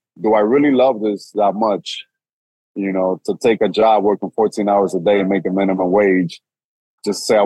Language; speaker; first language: English; early bilingual, other home language; Spanish